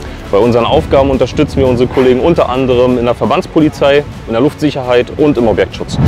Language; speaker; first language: German; native; German